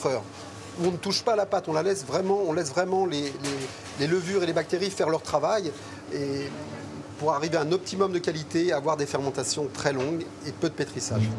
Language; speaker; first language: French; native; French